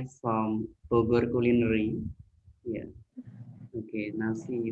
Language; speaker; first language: English; non-native, fluent; Indonesian